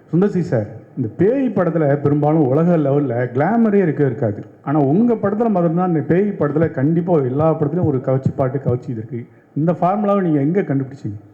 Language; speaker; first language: Tamil; native; Tamil